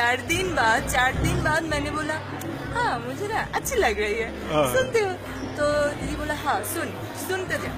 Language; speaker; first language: Hindi; non-native, learner; Bangla